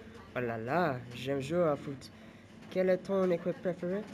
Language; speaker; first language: French; non-native, learner; English